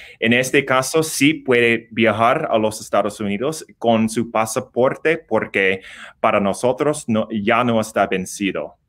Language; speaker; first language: Spanish; non-native, learner; English